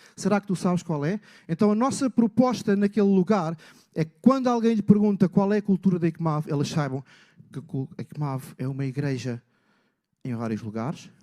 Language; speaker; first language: Portuguese; native; Portuguese